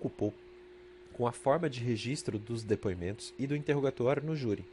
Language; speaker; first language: Portuguese; native; Portuguese